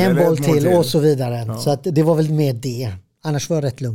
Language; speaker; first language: Swedish; early bilingual, other home language; Serbian